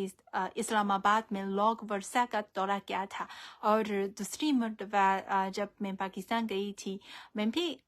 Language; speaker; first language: Hindi; non-native, fluent; Chinese